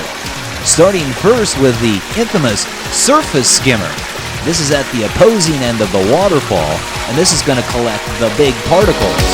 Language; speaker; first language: English; native; English